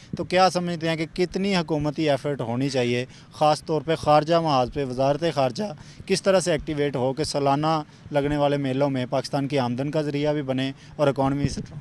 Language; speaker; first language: Urdu; non-native, local second language; Punjabi